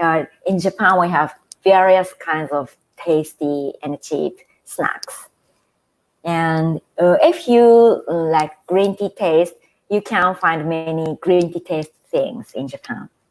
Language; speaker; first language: English; non-native, fluent; Japanese